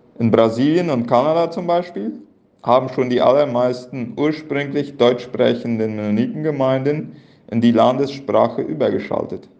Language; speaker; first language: German; early bilingual, heritage; Plautdietsch